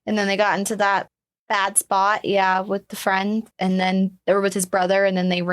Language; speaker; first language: English; native; English